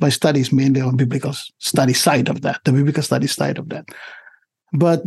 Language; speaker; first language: English; non-native, fluent; Indonesian